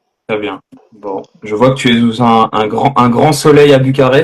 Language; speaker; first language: French; native; French